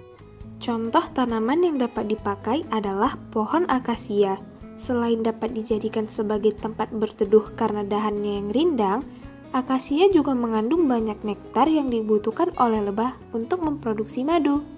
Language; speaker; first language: Indonesian; native; Indonesian